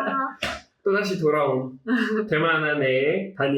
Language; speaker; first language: Korean; native; Korean